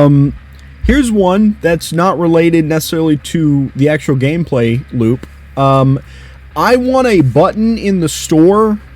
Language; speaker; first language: English; native; English